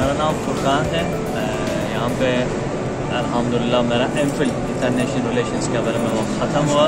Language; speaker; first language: Hindi; non-native, learner; Turkish